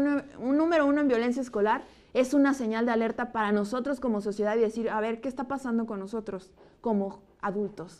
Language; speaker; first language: Spanish; native; Spanish